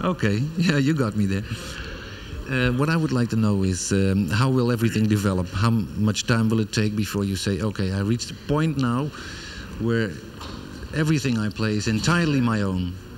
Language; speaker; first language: English; non-native, fluent; Dutch